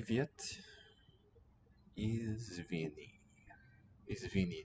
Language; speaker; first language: Russian; non-native, learner; English